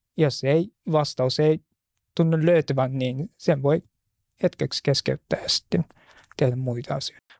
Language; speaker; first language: Finnish; non-native, fluent; Japanese